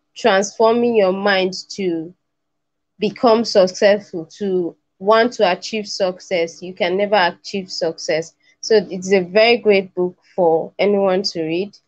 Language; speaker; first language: English; non-native, local second language; Igbo